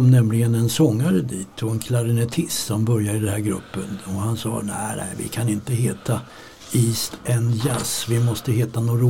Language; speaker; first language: Swedish; native; Swedish